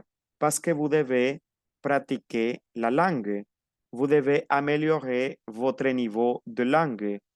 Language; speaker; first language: French; non-native, fluent; Spanish